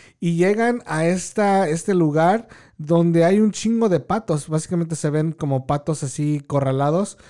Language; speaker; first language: Spanish; early bilingual, heritage; Spanish